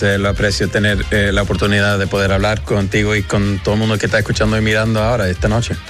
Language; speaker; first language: Spanish; early bilingual, heritage; English